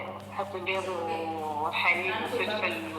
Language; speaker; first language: Arabic; non-native, fluent; Amharic